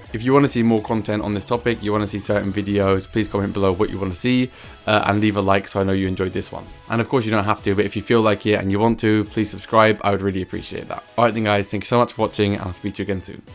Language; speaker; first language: English; native; English